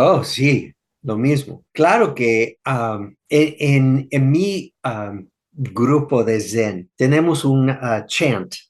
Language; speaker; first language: Spanish; non-native, fluent; English